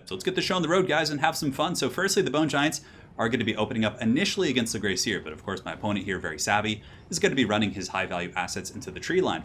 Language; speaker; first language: English; native; English